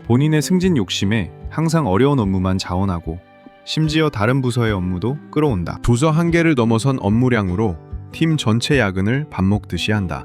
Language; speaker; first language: Korean; native; Korean